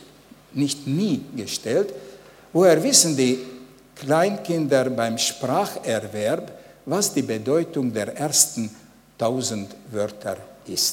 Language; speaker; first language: German; non-native, fluent; Hungarian